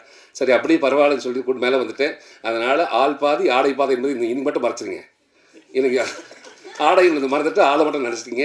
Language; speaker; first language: Tamil; native; Tamil